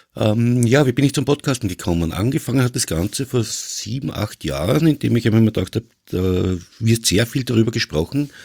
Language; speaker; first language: German; native; German